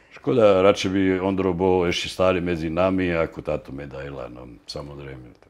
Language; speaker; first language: Slovak; native; Slovak